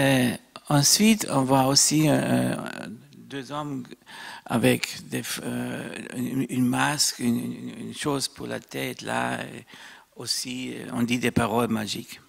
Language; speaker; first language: French; non-native, fluent; German